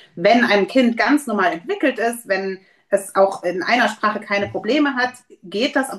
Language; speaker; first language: German; native; German